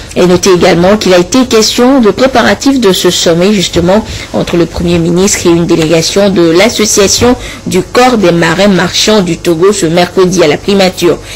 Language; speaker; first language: French; native; French